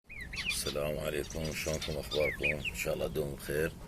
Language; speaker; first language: Arabic; native; Arabic